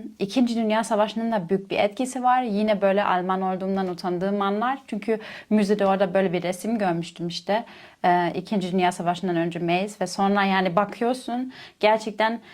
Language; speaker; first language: Turkish; non-native, fluent; German